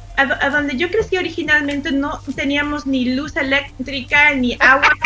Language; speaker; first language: Spanish; early bilingual, other home language; English